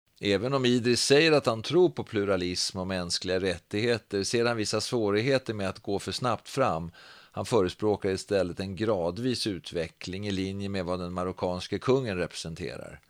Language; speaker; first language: Swedish; native; Swedish